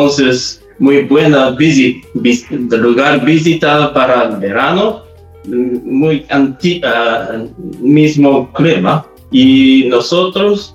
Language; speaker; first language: Spanish; non-native, learner; Japanese